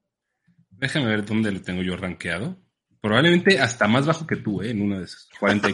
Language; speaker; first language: Spanish; native; Spanish